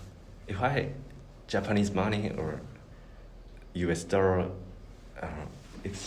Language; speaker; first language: English; non-native, learner; Japanese